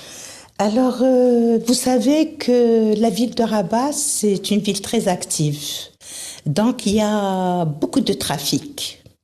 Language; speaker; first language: French; non-native, local second language; Arabic